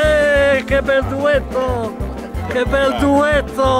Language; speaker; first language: Italian; native; Italian